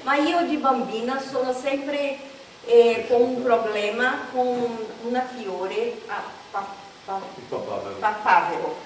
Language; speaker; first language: Italian; non-native, learner; Portuguese